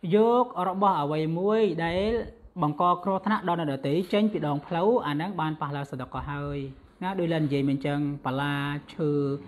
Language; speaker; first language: Khmer; non-native, local second language; Western Cham